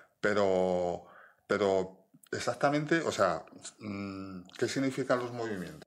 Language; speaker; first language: Spanish; native; Spanish